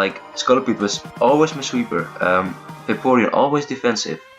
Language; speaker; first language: English; non-native, fluent; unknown